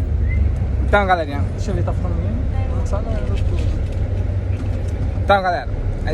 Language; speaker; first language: Portuguese; native; Portuguese